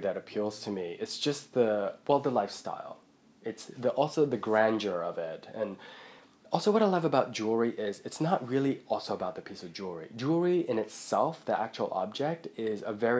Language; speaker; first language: English; non-native, local second language; Cantonese